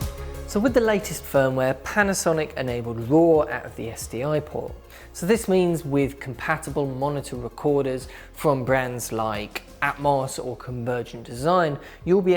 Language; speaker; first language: English; native; English